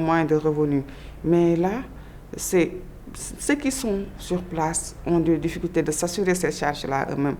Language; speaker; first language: French; non-native, local second language; Wolof